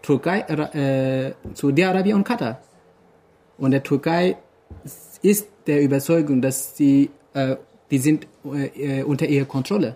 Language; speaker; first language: German; non-native, fluent; Kurdish